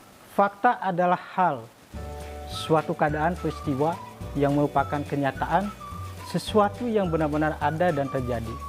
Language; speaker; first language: Indonesian; native; Indonesian